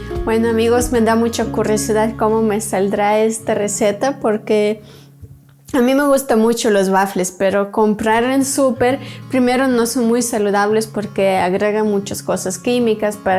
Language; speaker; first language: Spanish; non-native, fluent; Ukrainian